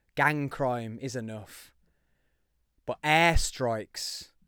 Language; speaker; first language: English; native; English